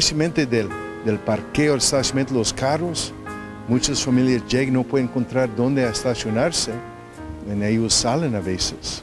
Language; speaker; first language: Spanish; non-native, fluent; English